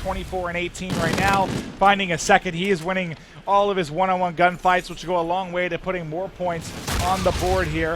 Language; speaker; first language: English; native; English